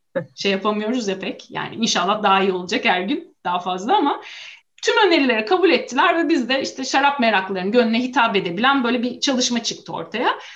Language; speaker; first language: Turkish; native; Turkish